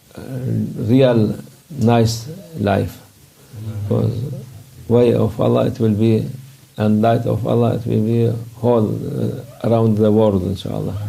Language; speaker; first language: English; non-native, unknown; Turkish